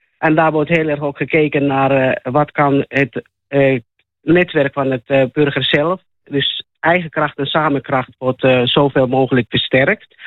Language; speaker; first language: Dutch; non-native, fluent; Finnish